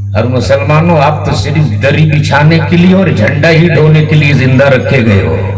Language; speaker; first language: Hindi; native; Hindi